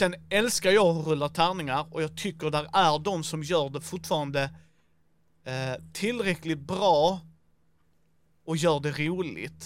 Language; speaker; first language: Swedish; native; Swedish